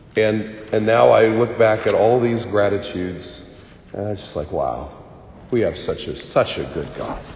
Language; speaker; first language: English; native; English